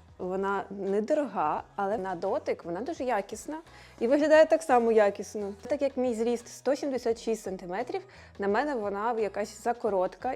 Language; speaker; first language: Ukrainian; non-native, local second language; Russian